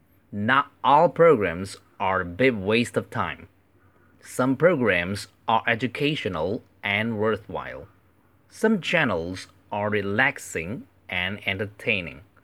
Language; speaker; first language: English; non-native, fluent; Chinese